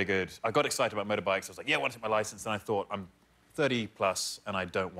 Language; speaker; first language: English; native; English